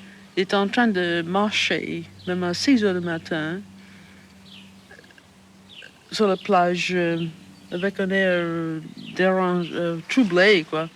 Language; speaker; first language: French; non-native, fluent; English